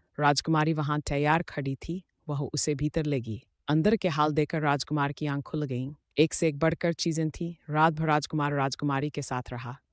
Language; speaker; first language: Hindi; native; Hindi